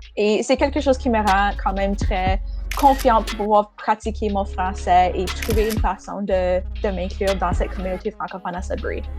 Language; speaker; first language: French; non-native, local second language; English